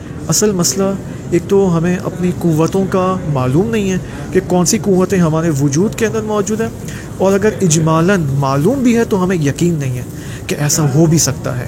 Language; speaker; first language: Urdu; native; Urdu